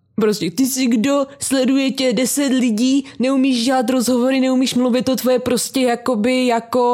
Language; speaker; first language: Czech; native; Czech